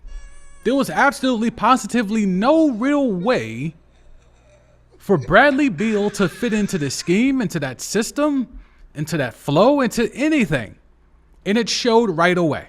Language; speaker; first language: English; native; English